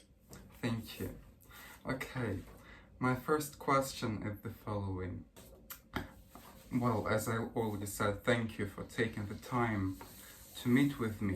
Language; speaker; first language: English; early bilingual, other home language; Russian